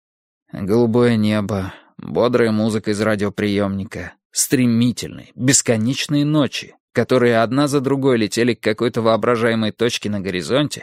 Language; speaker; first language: Russian; native; Russian